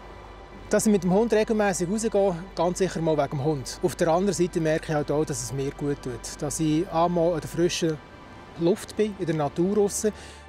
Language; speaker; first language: German; native; German